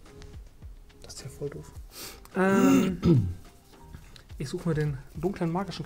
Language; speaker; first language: German; native; German